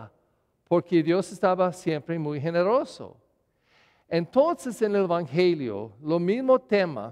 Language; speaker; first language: Spanish; non-native, learner; English